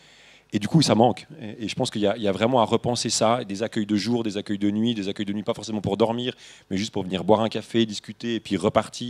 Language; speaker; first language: French; native; French